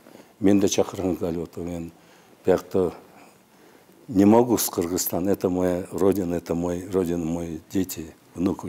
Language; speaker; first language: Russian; non-native, local second language; Kyrgyz